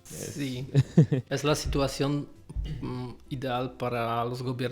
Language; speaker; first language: Spanish; non-native, learner; Polish